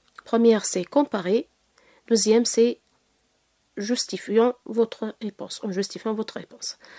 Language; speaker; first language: French; non-native, local second language; Arabic